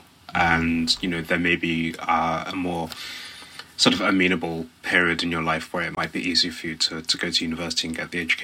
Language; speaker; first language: English; native; English